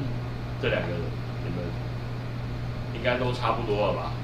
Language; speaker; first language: Chinese; native; Chinese